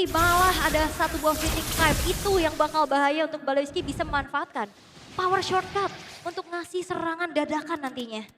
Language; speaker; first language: Indonesian; native; Indonesian